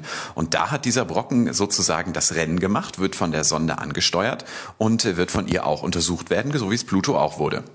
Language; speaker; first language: German; native; German